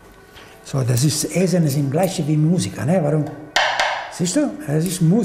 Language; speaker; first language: German; non-native, learner; Italian